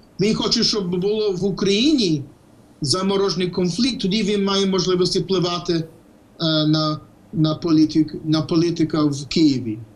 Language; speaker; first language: Ukrainian; early bilingual, heritage; Ukrainian